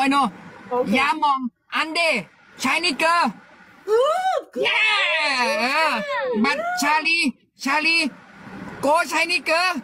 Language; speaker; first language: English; non-native, learner; Thai